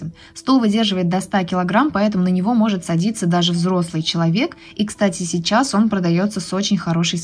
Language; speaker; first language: Russian; native; Russian